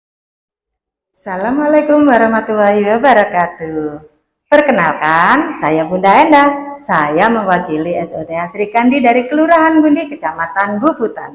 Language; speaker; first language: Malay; non-native, local second language; Javanese